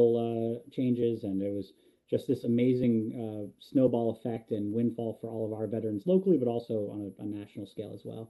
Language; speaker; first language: English; native; English